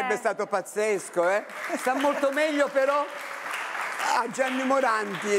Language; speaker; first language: Italian; native; Italian